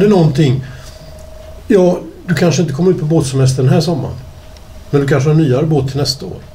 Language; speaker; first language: Swedish; native; Swedish